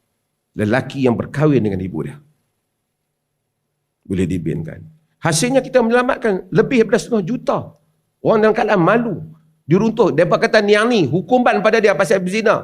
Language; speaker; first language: Malay; native; Malay